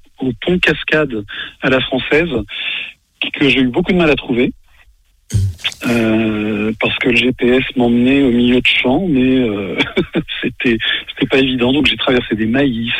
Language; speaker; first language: French; native; French